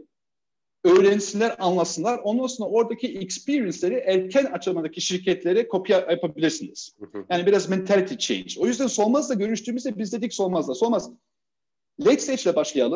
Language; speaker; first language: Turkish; early bilingual, heritage; Turkish